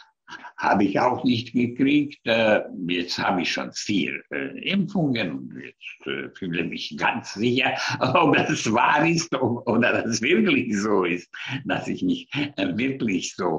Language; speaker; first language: German; non-native, fluent; Hungarian